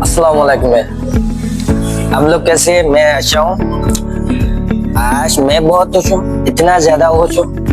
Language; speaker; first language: Hindi; non-native, learner; Rohingya